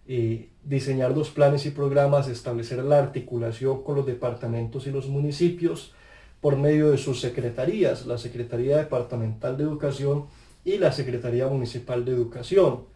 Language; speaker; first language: Spanish; native; Spanish